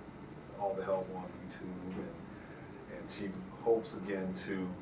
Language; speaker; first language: English; native; English